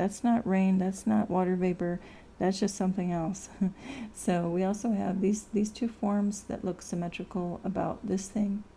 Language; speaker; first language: English; native; English